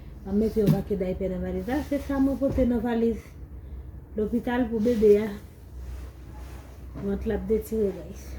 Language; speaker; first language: French; non-native, learner; Haitian Creole